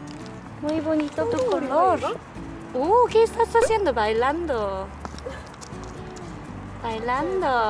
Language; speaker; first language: Spanish; non-native, fluent; Korean